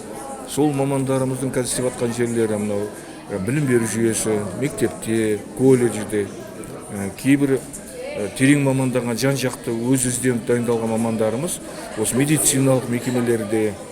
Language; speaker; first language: Kazakh; native; Kazakh